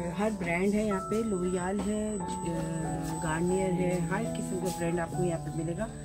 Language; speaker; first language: Urdu; native; Urdu